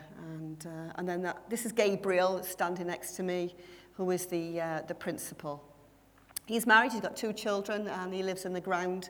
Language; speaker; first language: English; native; English